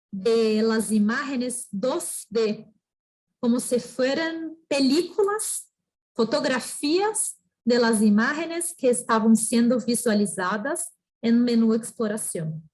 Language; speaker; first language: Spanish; non-native, fluent; Portuguese